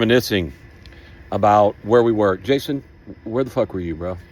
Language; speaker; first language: English; native; English